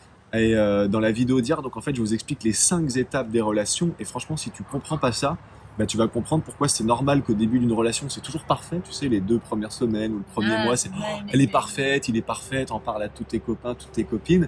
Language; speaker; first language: French; native; French